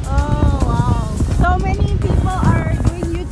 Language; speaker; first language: English; non-native, fluent; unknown